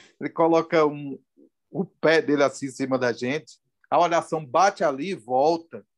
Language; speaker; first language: Portuguese; native; Portuguese